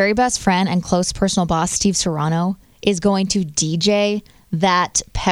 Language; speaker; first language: English; native; English